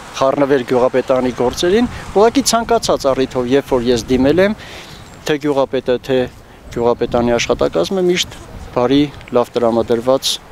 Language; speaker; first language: Armenian; native; Armenian